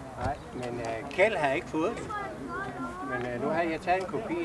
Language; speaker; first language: Danish; native; Danish